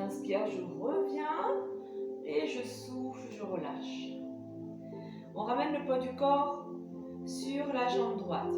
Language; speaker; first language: French; native; French